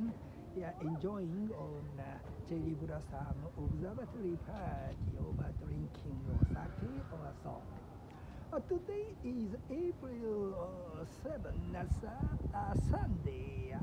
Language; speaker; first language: English; non-native, learner; Japanese